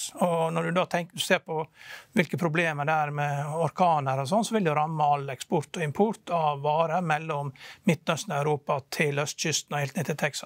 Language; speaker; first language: Norwegian; native; Norwegian